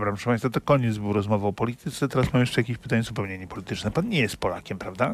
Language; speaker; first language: Polish; native; Polish